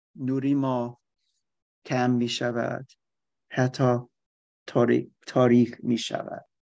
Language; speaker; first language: Persian; non-native, learner; German